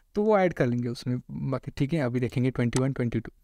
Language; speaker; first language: Hindi; non-native, local second language; Marathi